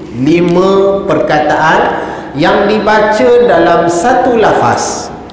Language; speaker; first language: Malay; native; Malay